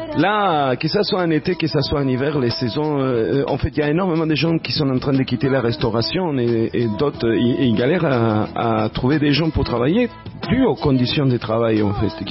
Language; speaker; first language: French; native; French